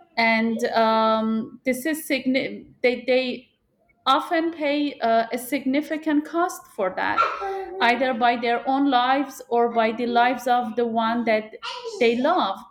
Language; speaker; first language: English; non-native, fluent; Persian